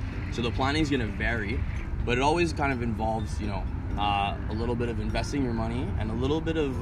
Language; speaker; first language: English; native; English